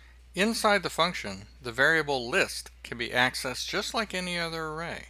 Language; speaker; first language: English; native; English